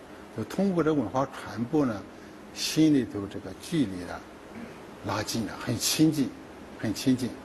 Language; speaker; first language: Chinese; native; Chinese